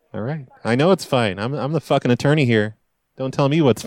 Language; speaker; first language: English; native; English